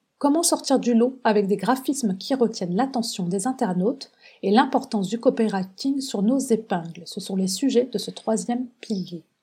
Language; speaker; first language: French; native; French